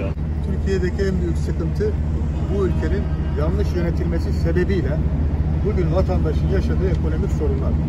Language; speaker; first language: Turkish; native; Turkish